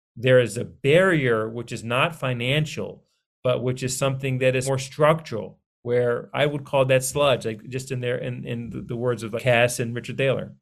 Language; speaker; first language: English; early bilingual, other home language; Hindi